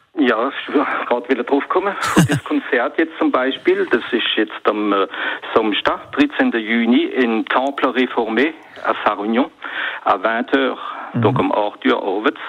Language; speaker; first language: German; non-native, local second language; French